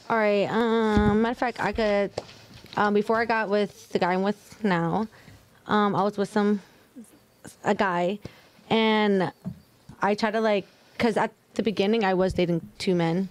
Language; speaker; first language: English; native; English